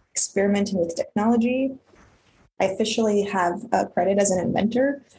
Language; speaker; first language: English; early bilingual, other home language; Russian